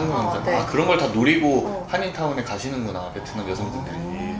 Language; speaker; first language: Korean; native; Korean